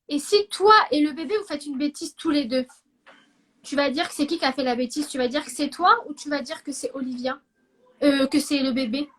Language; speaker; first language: French; native; French